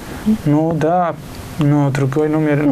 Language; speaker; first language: Russian; non-native, learner; Italian